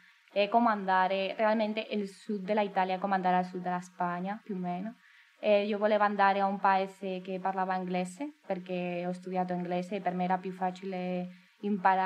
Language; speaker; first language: Italian; non-native, learner; Spanish